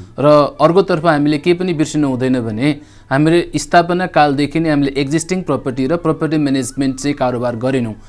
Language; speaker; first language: Nepali; native; Nepali